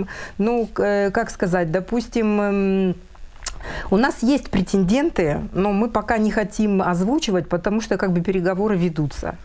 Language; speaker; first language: Russian; native; Russian